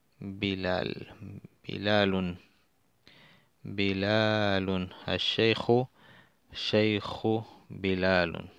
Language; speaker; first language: Arabic; non-native, learner; Spanish